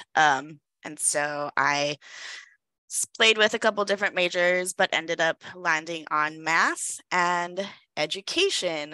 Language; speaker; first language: English; native; English